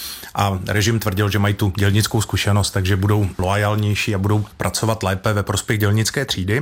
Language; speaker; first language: Czech; native; Czech